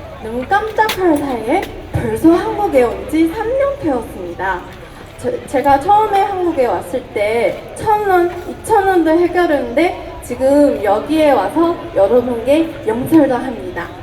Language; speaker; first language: Korean; non-native, fluent; Chinese